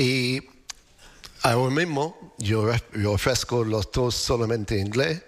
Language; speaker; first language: Spanish; non-native, learner; English